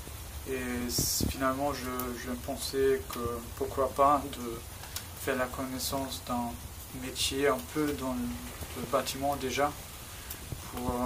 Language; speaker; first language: French; non-native, learner; German